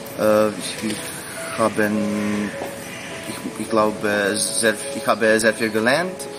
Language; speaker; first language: German; non-native, fluent; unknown